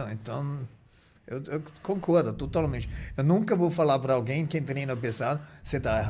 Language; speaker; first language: Portuguese; non-native, fluent; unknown